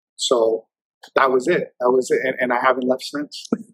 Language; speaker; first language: English; native; English